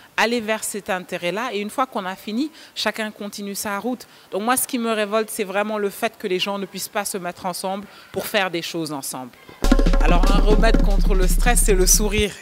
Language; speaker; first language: French; non-native, local second language; Wolof